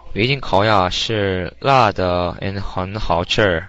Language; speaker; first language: Chinese; non-native, learner; Korean